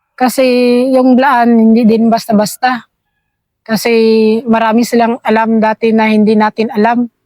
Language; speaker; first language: Filipino; non-native, local second language; Cebuano